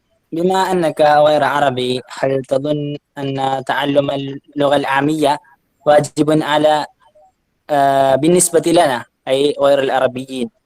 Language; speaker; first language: Arabic; non-native, fluent; Malayalam